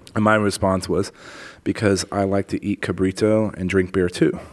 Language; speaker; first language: English; native; English